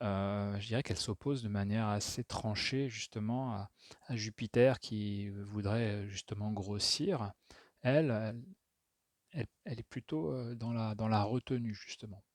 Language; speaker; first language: French; native; French